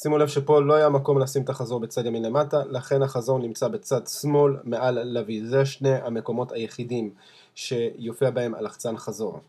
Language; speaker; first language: Hebrew; native; Hebrew